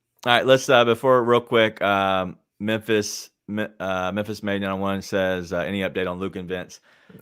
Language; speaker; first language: English; native; English